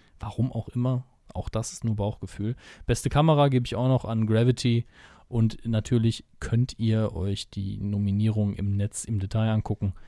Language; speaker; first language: German; native; German